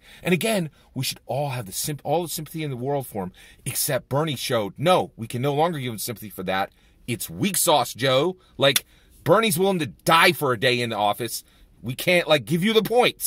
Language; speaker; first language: English; native; English